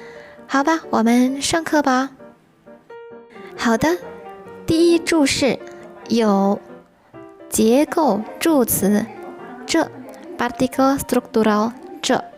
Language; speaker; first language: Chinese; non-native, fluent; Indonesian